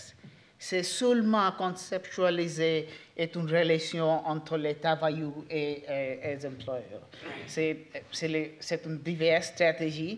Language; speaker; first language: French; non-native, learner; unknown